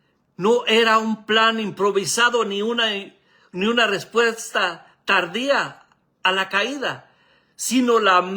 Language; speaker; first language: Spanish; native; Spanish